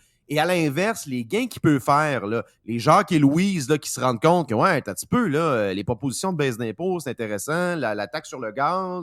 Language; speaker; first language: French; native; French